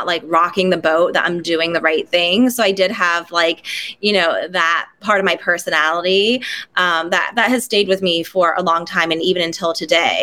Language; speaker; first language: English; non-native, local second language; Cantonese